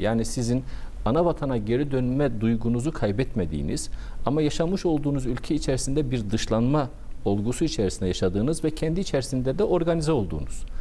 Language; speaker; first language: Turkish; early bilingual, heritage; Turkish